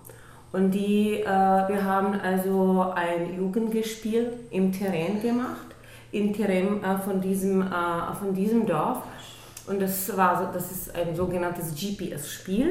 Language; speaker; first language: German; non-native, local second language; Czech